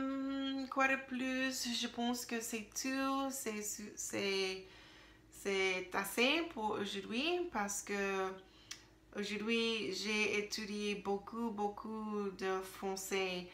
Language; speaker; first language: French; non-native, learner; English